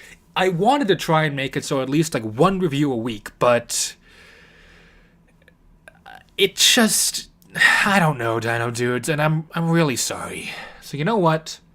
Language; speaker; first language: English; native; English